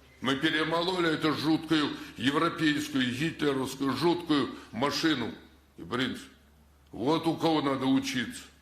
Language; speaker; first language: Russian; native; Russian